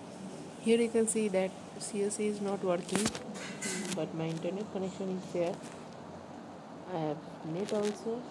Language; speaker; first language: English; non-native, local second language; Hindi